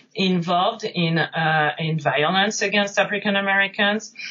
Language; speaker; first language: English; non-native, fluent; French